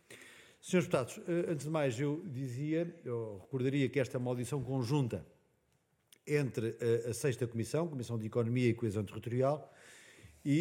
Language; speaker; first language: Portuguese; native; Portuguese